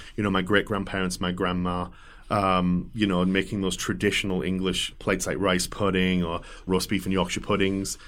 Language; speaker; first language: English; native; English